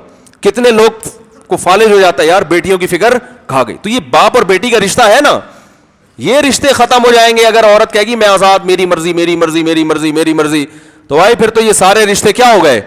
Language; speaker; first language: Urdu; native; Urdu